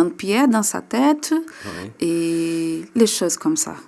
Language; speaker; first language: French; non-native, learner; Portuguese